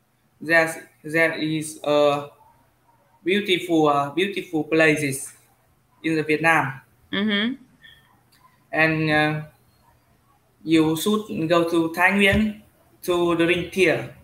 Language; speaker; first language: English; non-native, learner; Vietnamese